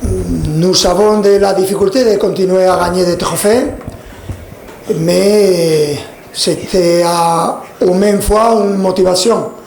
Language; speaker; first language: French; non-native, fluent; Spanish